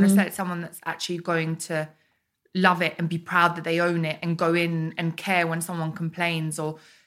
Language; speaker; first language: English; early bilingual, other home language; Bulgarian